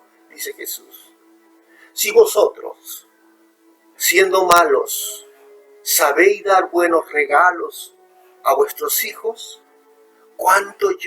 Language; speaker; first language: Spanish; native; Spanish